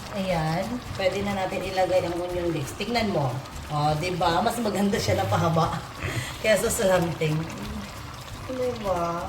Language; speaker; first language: Filipino; non-native, local second language; Bikol